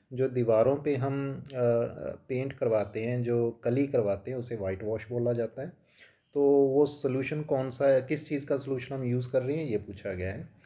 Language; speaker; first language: Hindi; non-native, local second language; Punjabi